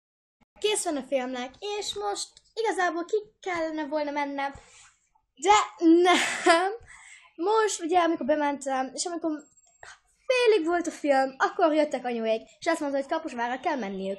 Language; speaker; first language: Hungarian; early bilingual, heritage; Hungarian